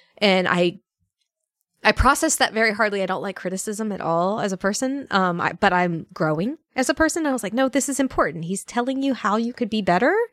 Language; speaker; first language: English; native; English